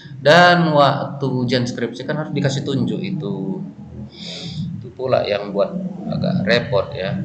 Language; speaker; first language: Indonesian; native; Indonesian